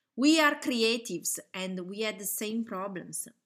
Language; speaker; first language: English; non-native, fluent; Italian